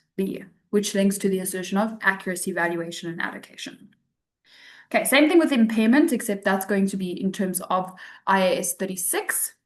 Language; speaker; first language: English; native; English